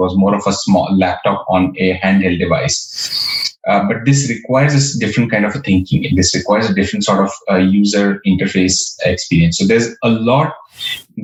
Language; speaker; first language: English; non-native, local second language; Marathi